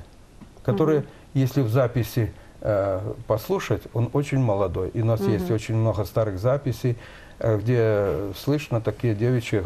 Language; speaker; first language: Russian; native; Russian